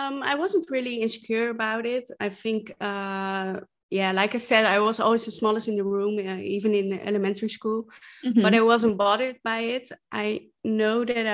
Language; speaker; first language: English; non-native, fluent; Dutch